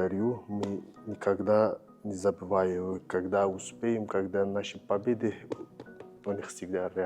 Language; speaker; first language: Russian; non-native, learner; Turkish